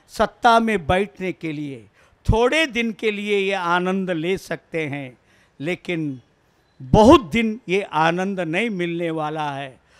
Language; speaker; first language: Hindi; non-native, local second language; Kannada